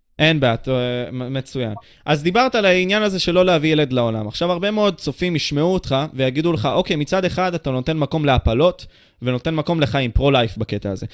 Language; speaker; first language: Hebrew; native; Hebrew